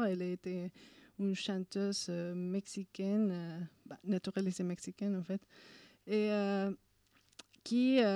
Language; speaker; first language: French; non-native, fluent; Spanish